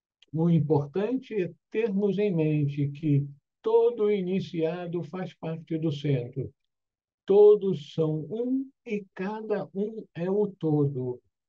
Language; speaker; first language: Portuguese; native; Portuguese